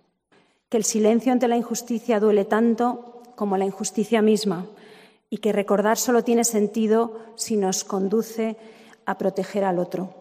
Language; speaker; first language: Spanish; native; Spanish